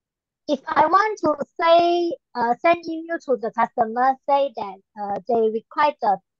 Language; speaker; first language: English; non-native, learner; Malay